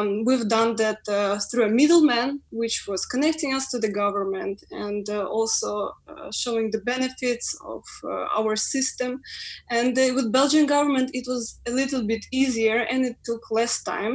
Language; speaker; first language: English; non-native, fluent; Ukrainian